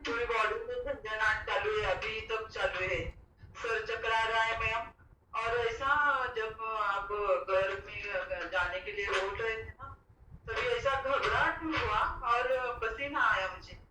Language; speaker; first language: Hindi; non-native, local second language; Marathi